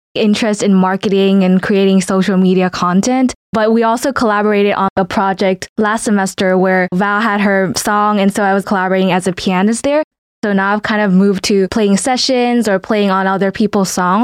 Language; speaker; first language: English; non-native, fluent; Vietnamese